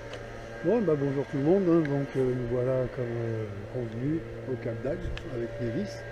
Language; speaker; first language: French; native; French